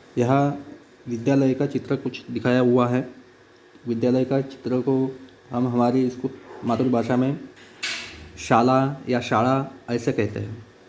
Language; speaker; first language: Hindi; non-native, local second language; Marathi